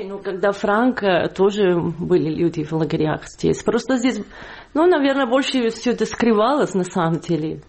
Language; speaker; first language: Russian; non-native, fluent; Catalan